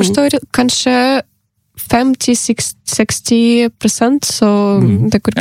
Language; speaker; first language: Norwegian; non-native, learner; Ukrainian